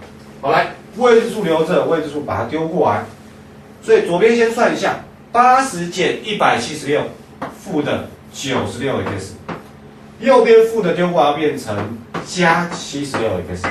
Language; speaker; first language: Chinese; native; Chinese